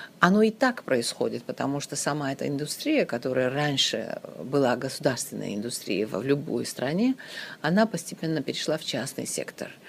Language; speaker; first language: Russian; non-native, local second language; Georgian